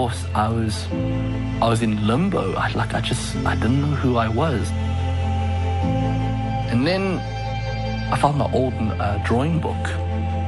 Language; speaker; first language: English; non-native, local second language; Cantonese